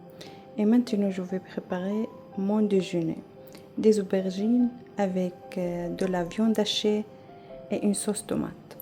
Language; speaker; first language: French; non-native, learner; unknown